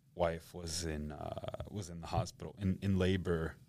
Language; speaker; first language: English; native; English